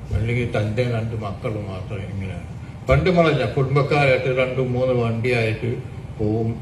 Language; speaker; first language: Malayalam; early bilingual, heritage; Malayalam